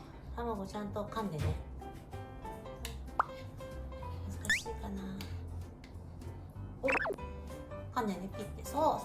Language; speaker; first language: Japanese; native; Japanese